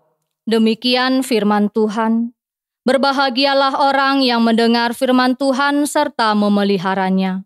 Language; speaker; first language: Indonesian; native; Indonesian